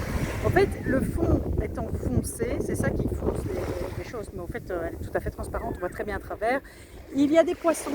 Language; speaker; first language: French; native; French